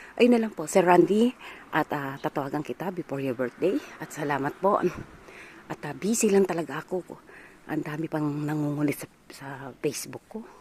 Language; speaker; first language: Filipino; native; Filipino